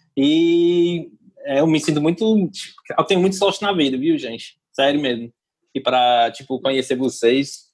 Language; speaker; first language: Portuguese; non-native, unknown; English